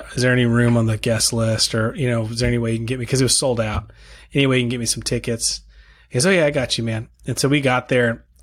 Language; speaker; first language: English; native; English